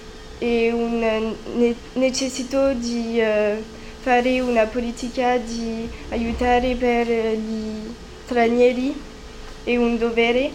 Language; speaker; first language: Italian; non-native, learner; French